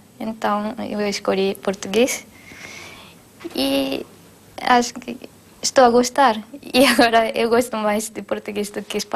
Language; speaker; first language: Portuguese; non-native, fluent; Japanese